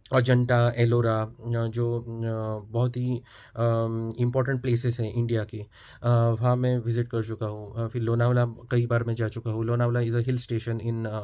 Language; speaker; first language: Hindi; non-native, local second language; Marathi